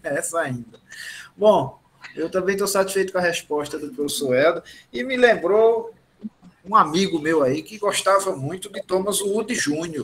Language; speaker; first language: Portuguese; native; Portuguese